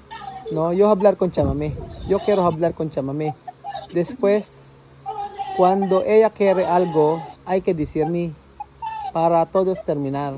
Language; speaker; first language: Spanish; non-native, learner; Filipino